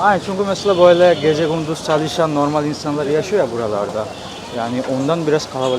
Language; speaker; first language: Turkish; non-native, fluent; Bangla